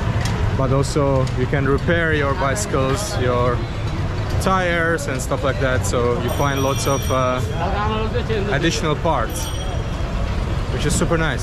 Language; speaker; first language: English; non-native, fluent; Azerbaijani